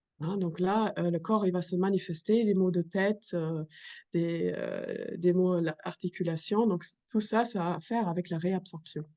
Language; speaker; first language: French; non-native, fluent; German